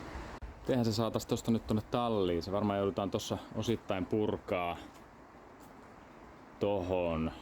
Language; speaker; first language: Finnish; native; Finnish